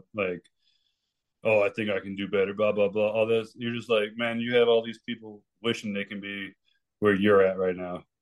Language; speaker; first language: English; early bilingual, other home language; Spanish